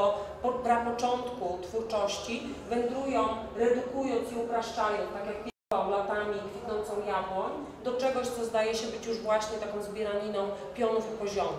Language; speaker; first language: Polish; native; Polish